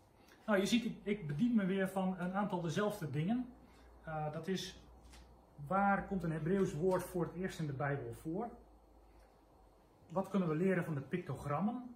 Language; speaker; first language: Dutch; native; Dutch